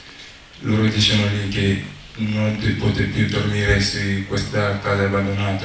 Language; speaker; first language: Italian; non-native, learner; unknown